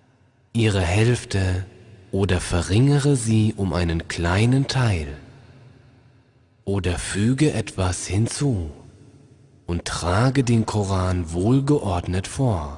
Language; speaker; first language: German; native; German